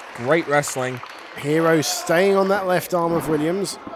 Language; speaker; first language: English; native; English